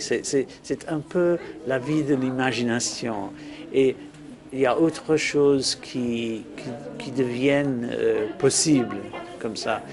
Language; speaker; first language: French; non-native, fluent; English